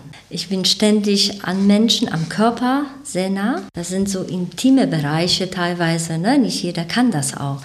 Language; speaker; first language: German; native; German